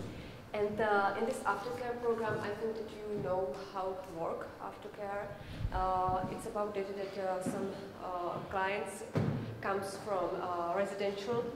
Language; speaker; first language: English; non-native, learner; Czech